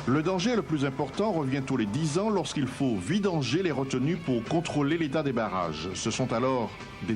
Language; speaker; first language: French; native; French